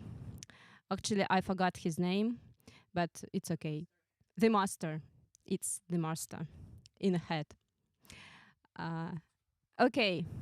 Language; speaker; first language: English; non-native, fluent; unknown